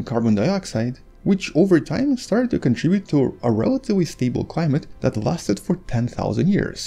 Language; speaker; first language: English; non-native, fluent; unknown